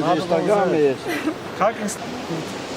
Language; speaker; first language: Russian; non-native, local second language; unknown